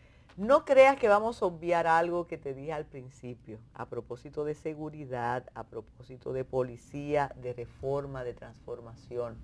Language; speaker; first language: Spanish; native; Spanish